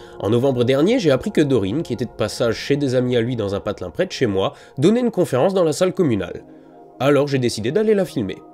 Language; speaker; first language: French; native; French